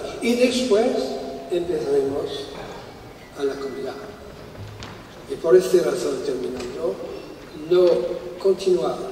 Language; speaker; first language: Spanish; non-native, fluent; French